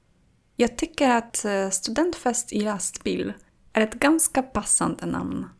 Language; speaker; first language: Swedish; non-native, fluent; Polish